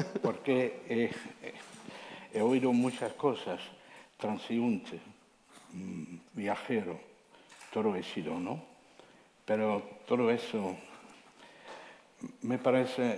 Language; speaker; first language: Spanish; non-native, fluent; Dutch